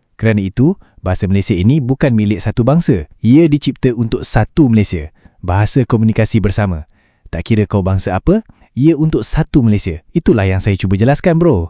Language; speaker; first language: Malay; native; Malay